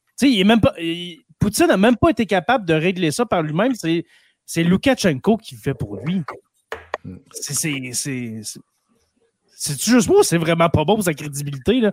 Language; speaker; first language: French; native; French